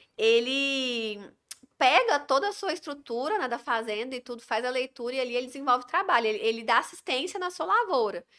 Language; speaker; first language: Portuguese; native; Portuguese